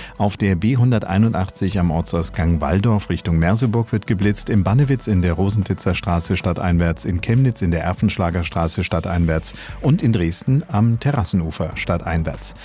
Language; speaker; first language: German; native; German